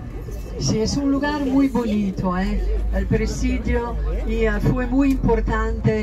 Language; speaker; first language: Spanish; non-native, fluent; Italian